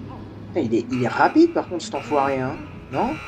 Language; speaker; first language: French; native; French